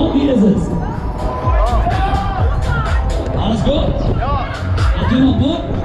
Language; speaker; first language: German; native; German